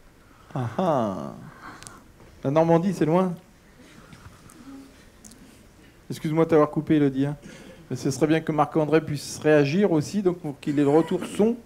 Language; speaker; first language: French; native; French